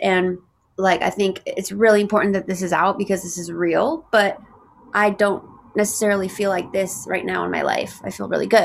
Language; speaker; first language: English; native; English